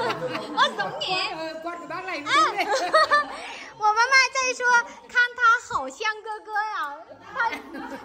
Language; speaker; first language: Chinese; non-native, fluent; Vietnamese